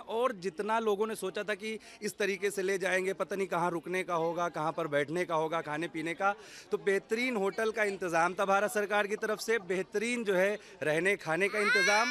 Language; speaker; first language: Hindi; native; Hindi